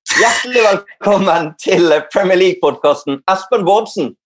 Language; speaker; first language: Norwegian; native; Norwegian